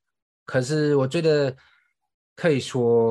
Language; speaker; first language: Chinese; non-native, fluent; English